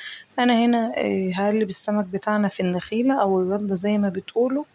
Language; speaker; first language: Arabic; native; Arabic